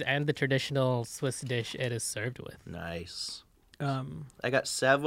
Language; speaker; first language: English; native; English